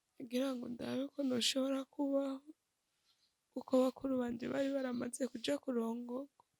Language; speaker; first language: Rundi; native; Rundi